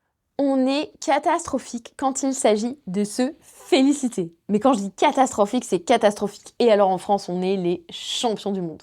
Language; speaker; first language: French; native; French